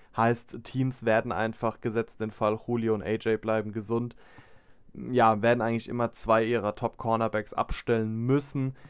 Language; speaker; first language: German; native; German